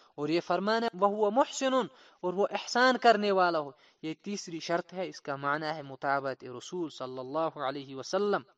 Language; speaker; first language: Urdu; non-native, local second language; Kashmiri